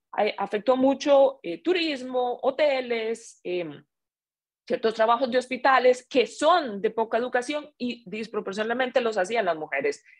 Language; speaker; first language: Spanish; native; Spanish